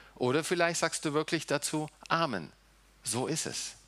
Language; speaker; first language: German; early bilingual, heritage; German